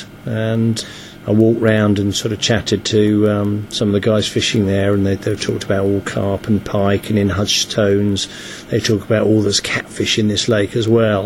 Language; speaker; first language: English; native; English